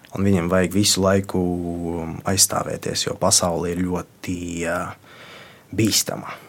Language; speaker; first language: Latvian; non-native, local second language; Russian